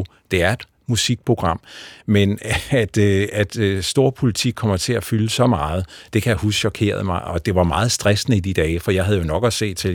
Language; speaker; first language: Danish; native; Danish